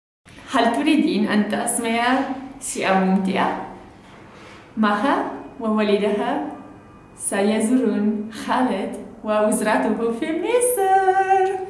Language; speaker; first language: Arabic; non-native, learner; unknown